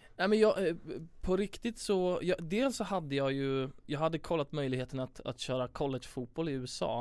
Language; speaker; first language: Swedish; native; Swedish